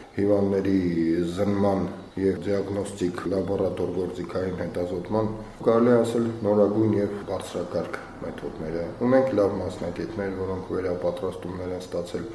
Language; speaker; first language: Armenian; native; Armenian